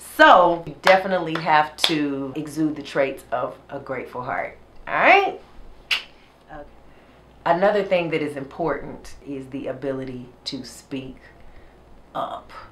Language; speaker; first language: English; native; English